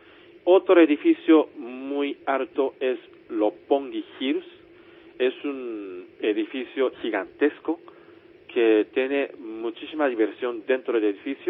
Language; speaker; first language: Spanish; non-native, fluent; Japanese